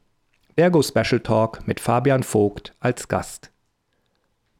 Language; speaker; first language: German; native; German